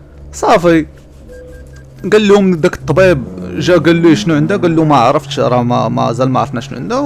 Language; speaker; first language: Arabic; native; Arabic